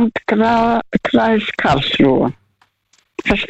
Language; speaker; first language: German; non-native, fluent; Russian